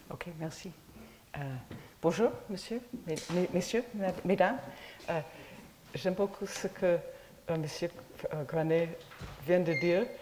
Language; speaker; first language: French; non-native, fluent; English